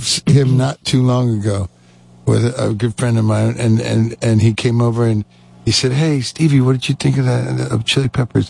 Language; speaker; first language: English; native; English